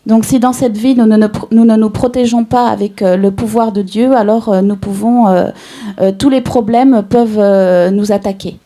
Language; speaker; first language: French; native; French